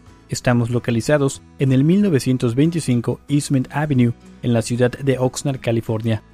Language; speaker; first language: Spanish; native; Spanish